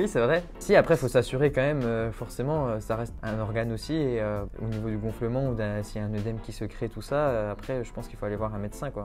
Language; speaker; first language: French; native; French